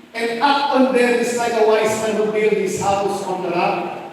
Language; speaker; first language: English; non-native, local second language; Filipino